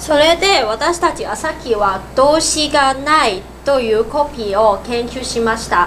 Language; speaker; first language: Japanese; non-native, learner; Cantonese